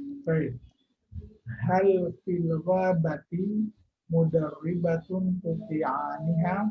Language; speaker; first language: Arabic; non-native, fluent; Indonesian